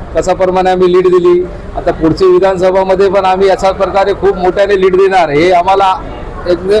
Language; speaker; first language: Marathi; non-native, local second language; Urdu